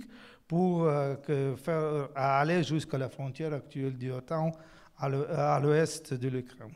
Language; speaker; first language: French; non-native, fluent; Ukrainian